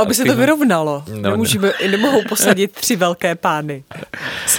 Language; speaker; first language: Czech; native; Czech